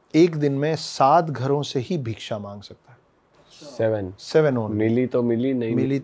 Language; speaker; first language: Hindi; native; Hindi